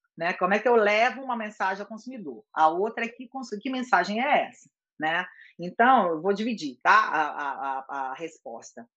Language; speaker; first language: Portuguese; native; Portuguese